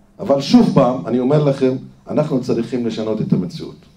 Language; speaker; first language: Hebrew; non-native, fluent; Arabic